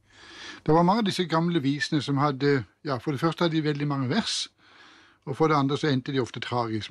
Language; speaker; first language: Norwegian; native; Norwegian